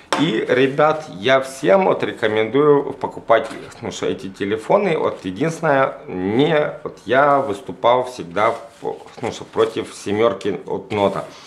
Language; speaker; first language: Russian; native; Russian